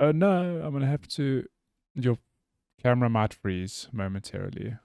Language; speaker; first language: English; native; English